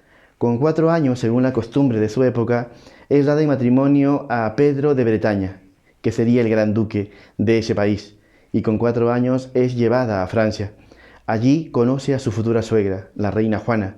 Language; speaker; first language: Spanish; native; Spanish